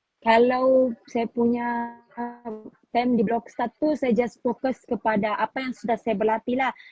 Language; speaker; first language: Malay; native; Malay